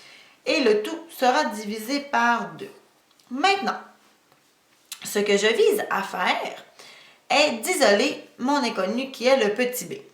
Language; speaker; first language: French; native; French